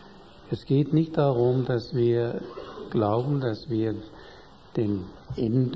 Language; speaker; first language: German; non-native, fluent; English